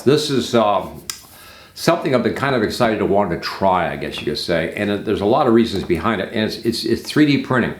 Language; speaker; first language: English; native; English